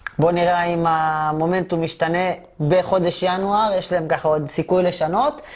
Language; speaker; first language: Hebrew; native; Hebrew